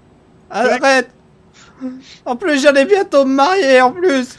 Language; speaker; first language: French; native; French